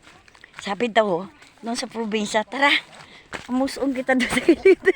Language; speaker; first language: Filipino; non-native, local second language; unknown